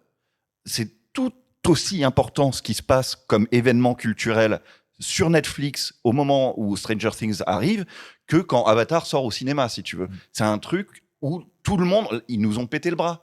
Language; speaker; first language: French; native; French